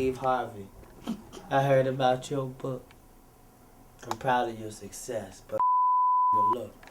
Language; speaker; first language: English; native; English